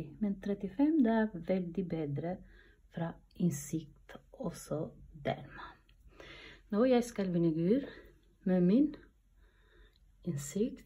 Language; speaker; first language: Norwegian; non-native, learner; Albanian